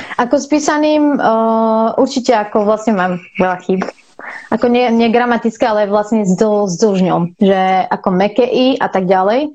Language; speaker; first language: Slovak; non-native, fluent; Arabic